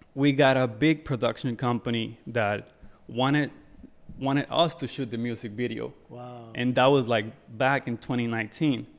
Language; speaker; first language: English; early bilingual, other home language; Spanish